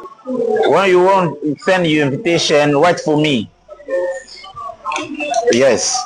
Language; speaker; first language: English; non-native, learner; Lingala